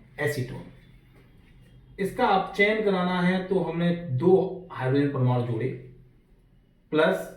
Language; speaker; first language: Hindi; native; Hindi